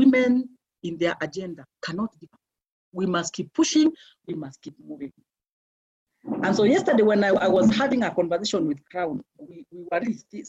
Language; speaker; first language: English; non-native, local second language; Meru